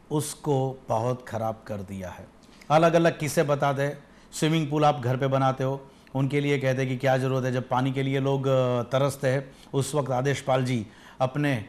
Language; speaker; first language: Hindi; non-native, local second language; Gujarati